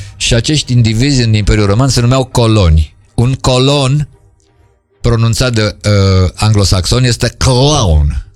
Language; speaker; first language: Romanian; native; Romanian